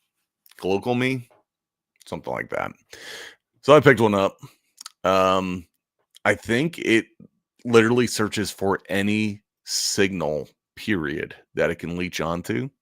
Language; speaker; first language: English; native; English